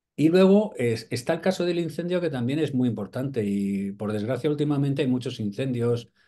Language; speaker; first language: Spanish; native; Spanish